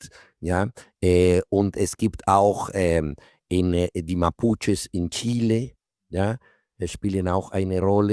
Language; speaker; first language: German; non-native, fluent; Spanish